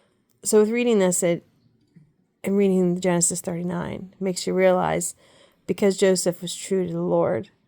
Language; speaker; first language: English; native; English